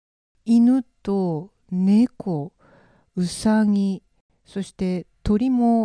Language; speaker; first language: Japanese; native; Japanese